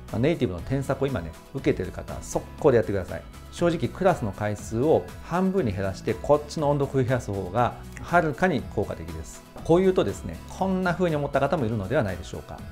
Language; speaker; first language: Japanese; native; Japanese